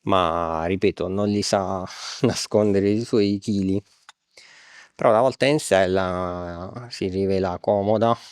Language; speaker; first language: Italian; native; Italian